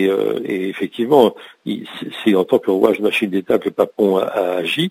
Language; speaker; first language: French; native; French